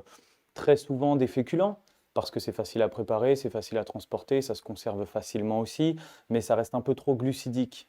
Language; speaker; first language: French; native; French